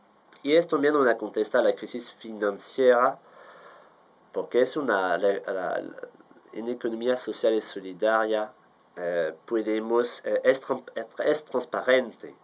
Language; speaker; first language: Spanish; non-native, fluent; French